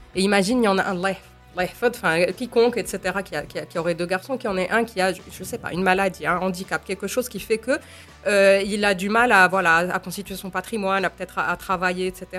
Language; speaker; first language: French; non-native, local second language; Arabic